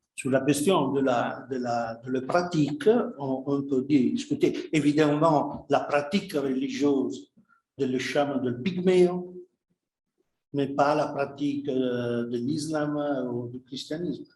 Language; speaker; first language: French; non-native, fluent; Italian